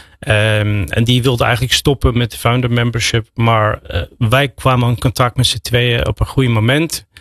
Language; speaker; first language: Dutch; non-native, fluent; English